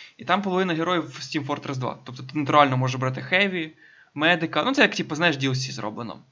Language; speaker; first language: Ukrainian; native; Ukrainian